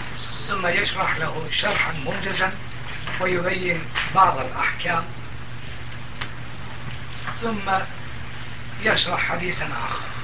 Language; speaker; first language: Arabic; non-native, local second language; Turkish